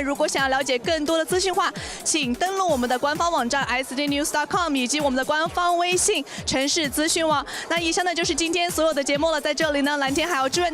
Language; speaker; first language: Chinese; native; Chinese